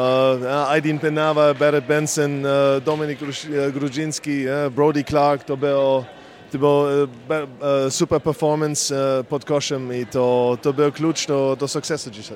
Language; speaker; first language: Polish; non-native, fluent; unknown